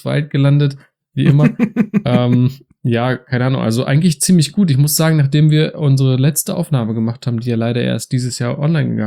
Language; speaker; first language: German; native; German